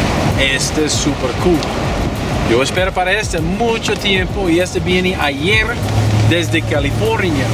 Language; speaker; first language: Spanish; non-native, learner; English